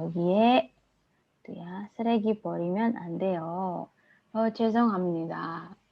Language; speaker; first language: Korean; non-native, fluent; Indonesian